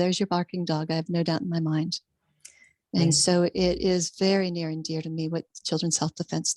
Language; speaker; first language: English; native; English